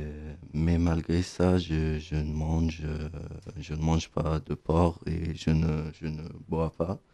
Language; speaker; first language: French; non-native, fluent; Arabic